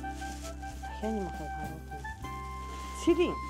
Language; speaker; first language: Mongolian; non-native, fluent; Japanese